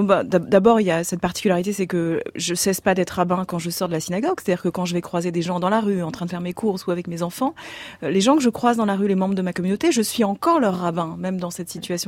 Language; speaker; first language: French; native; French